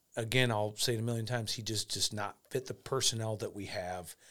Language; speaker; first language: English; native; English